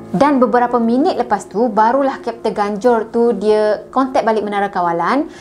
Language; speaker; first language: Malay; native; Malay